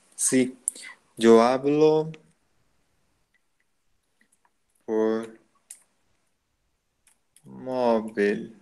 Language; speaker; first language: Spanish; non-native, learner; Portuguese